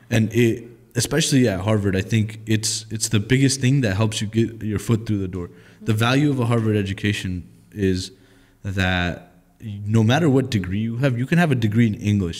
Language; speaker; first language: English; early bilingual, other home language; Nepali